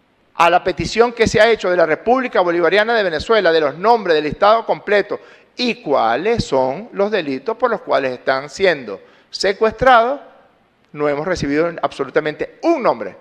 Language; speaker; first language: Spanish; native; Spanish